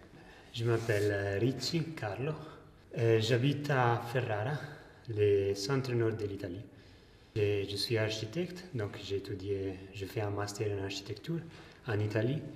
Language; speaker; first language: French; non-native, fluent; Italian